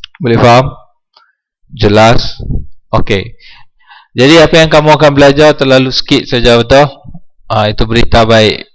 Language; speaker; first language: Malay; native; Malay